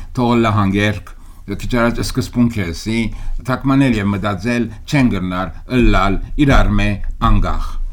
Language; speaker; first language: Armenian; early bilingual, heritage; Armenian